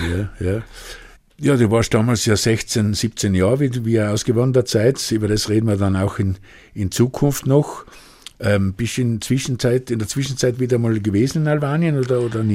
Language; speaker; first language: German; native; German